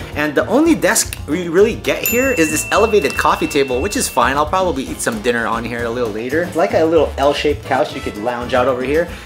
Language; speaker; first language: English; native; English